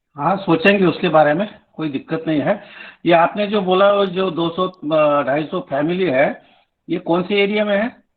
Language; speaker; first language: Hindi; native; Hindi